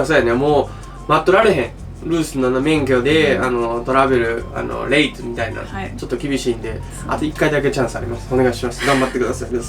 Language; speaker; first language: Japanese; native; Japanese